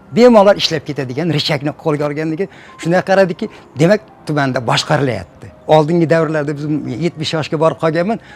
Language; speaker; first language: Uzbek; native; Uzbek